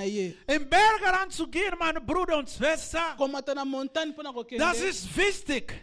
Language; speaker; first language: German; non-native, learner; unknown